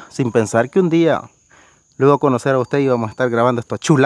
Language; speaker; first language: Spanish; native; Spanish